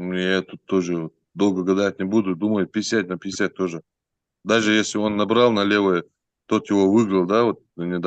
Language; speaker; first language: Russian; native; Russian